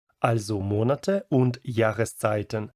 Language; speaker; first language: German; non-native, fluent; Ukrainian